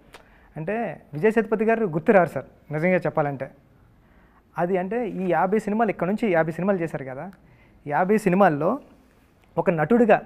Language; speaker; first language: Telugu; native; Telugu